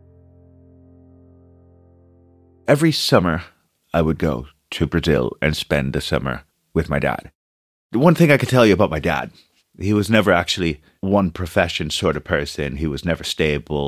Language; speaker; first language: English; early bilingual, other home language; Portuguese